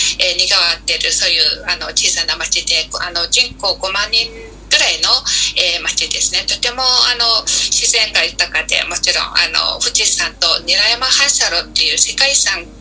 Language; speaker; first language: Japanese; non-native, fluent; Mongolian